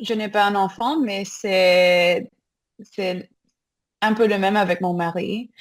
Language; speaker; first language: French; non-native, learner; English